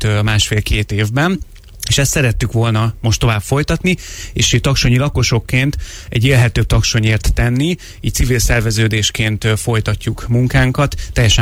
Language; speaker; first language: Hungarian; native; Hungarian